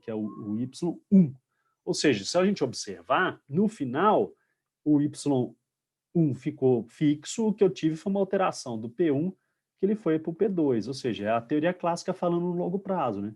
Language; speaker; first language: Portuguese; native; Portuguese